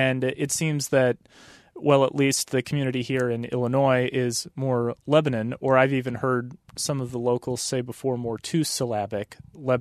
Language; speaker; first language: English; native; English